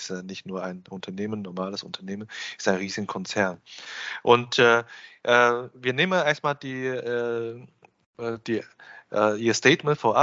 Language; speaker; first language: German; non-native, fluent; Chinese